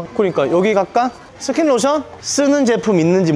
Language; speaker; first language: Korean; native; Korean